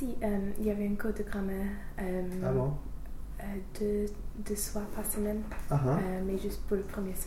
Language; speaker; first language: French; non-native, fluent; English